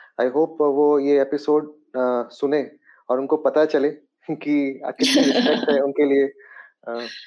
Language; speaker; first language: Hindi; native; Hindi